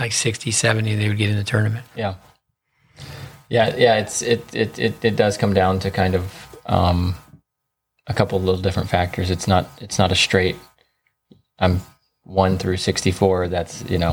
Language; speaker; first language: English; native; English